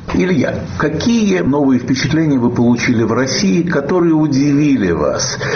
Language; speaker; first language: Russian; native; Russian